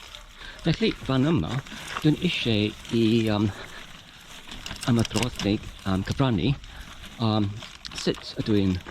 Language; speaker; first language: Welsh; non-native, fluent; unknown